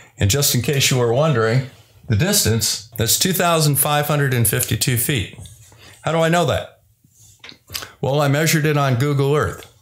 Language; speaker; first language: English; native; English